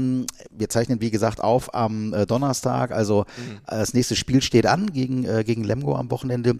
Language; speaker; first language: German; native; German